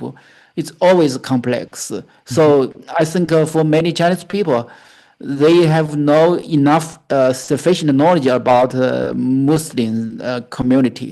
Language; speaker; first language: English; non-native, fluent; Chinese